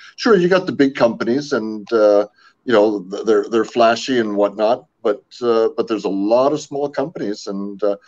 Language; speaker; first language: English; native; English